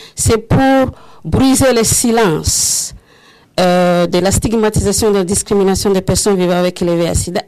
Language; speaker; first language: French; non-native, local second language; Kinyarwanda